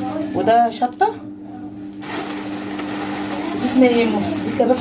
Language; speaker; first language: Arabic; native; Arabic